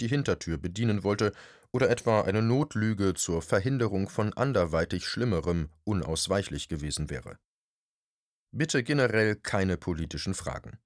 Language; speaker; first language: German; native; German